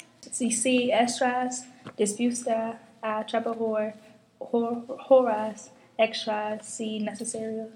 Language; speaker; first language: Spanish; non-native, learner; English